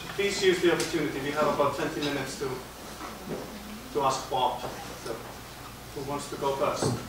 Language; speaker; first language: English; non-native, fluent; Icelandic